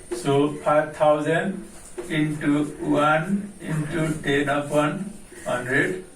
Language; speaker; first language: English; non-native, local second language; Nepali